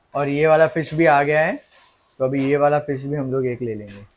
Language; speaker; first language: Hindi; non-native, local second language; Marathi